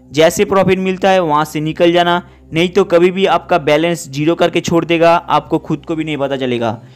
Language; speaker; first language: Hindi; non-native, local second language; Bangla